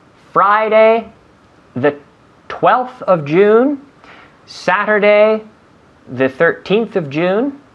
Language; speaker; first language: English; non-native, fluent; Spanish